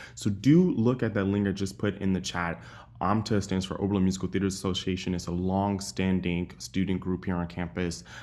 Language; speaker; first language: English; native; English